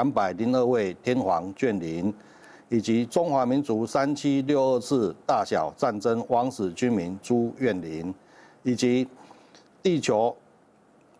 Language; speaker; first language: Chinese; native; Chinese